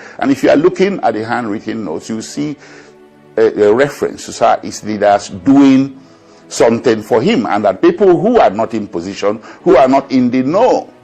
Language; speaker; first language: English; non-native, local second language; Igbo